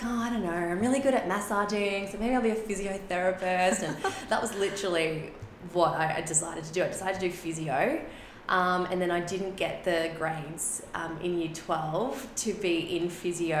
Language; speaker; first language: English; non-native, local second language; Spanish